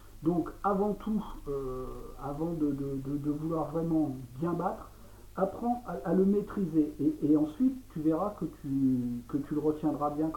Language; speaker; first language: French; native; French